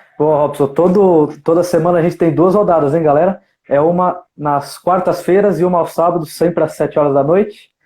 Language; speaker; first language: Portuguese; native; Portuguese